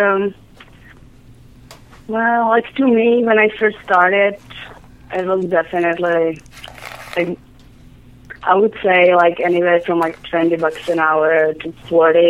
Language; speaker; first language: English; non-native, fluent; Czech